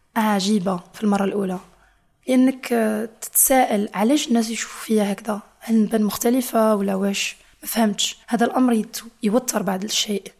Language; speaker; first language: Arabic; non-native, fluent; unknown